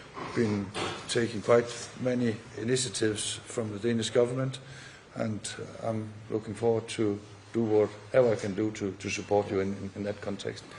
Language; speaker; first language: English; non-native, fluent; Danish